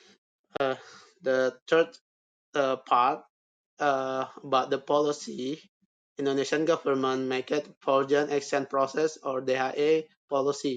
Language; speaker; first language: English; non-native, learner; Indonesian